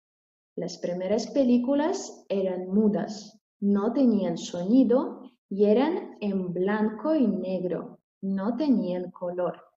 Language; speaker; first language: Spanish; non-native, fluent; Russian